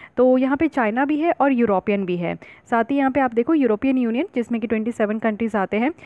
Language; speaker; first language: Hindi; native; Hindi